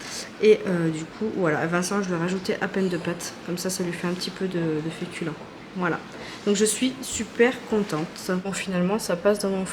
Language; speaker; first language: French; native; French